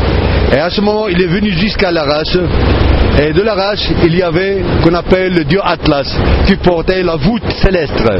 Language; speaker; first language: French; non-native, fluent; Arabic